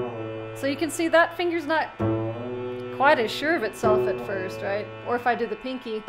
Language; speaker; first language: English; native; English